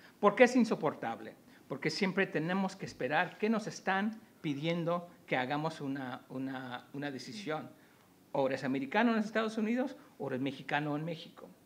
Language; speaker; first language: Spanish; early bilingual, heritage; Spanish